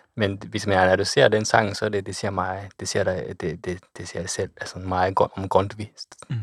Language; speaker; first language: Danish; non-native, fluent; Japanese